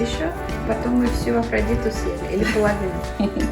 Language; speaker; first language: Russian; early bilingual, other home language; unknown